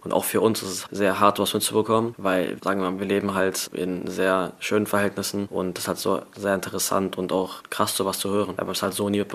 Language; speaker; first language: German; native; German